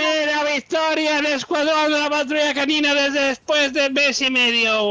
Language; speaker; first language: Spanish; native; Spanish